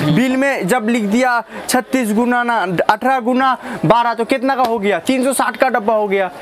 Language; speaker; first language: Hindi; non-native, local second language; Bangla